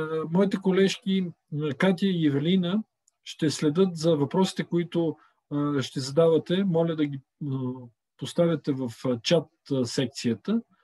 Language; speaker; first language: Bulgarian; native; Bulgarian